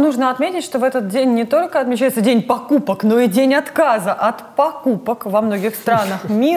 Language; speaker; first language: Russian; native; Russian